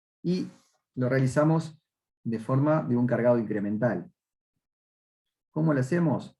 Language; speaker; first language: Spanish; native; Spanish